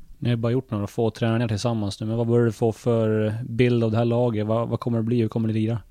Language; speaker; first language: Swedish; native; Swedish